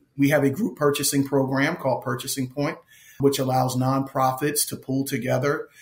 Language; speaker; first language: English; native; English